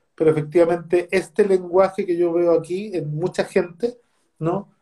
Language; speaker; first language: Spanish; native; Spanish